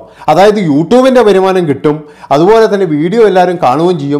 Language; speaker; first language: Malayalam; native; Malayalam